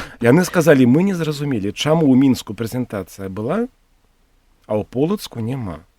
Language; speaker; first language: Belarusian; non-native, local second language; Russian